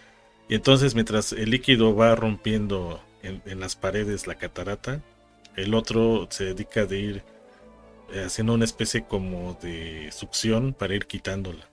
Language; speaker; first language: Spanish; native; Spanish